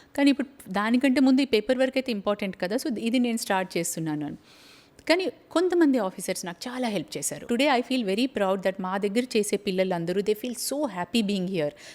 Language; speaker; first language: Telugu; native; Telugu